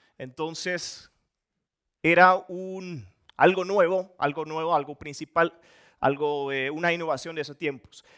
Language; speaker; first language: Spanish; non-native, fluent; Dutch